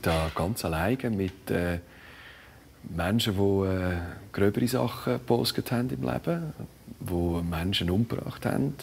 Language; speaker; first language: German; native; German